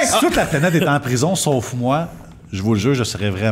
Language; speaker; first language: French; native; French